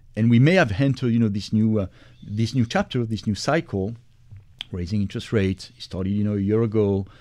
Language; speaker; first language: English; non-native, fluent; French